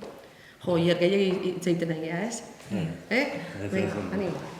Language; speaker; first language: Basque; native; Basque